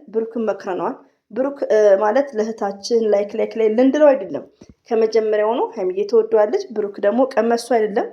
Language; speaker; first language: Amharic; native; Amharic